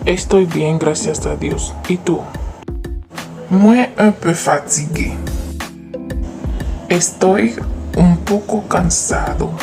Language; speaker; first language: Spanish; non-native, learner; Haitian Creole